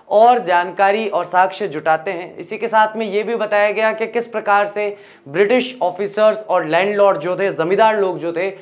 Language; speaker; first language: Hindi; native; Hindi